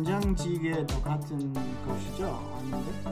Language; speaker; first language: Korean; non-native, learner; English